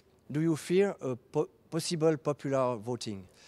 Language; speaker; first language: English; non-native, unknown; French